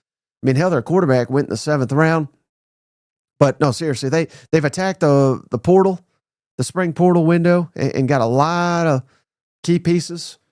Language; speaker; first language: English; native; English